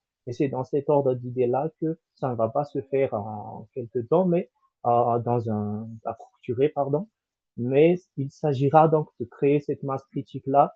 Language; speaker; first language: French; non-native, local second language; Malagasy